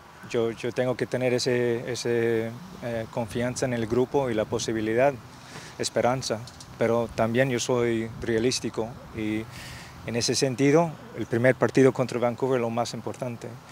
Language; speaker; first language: Spanish; non-native, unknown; English